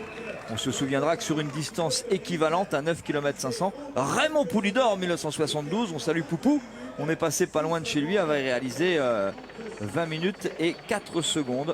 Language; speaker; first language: French; native; French